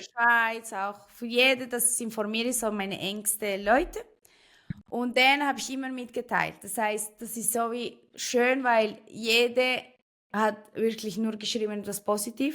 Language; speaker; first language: German; non-native, fluent; Spanish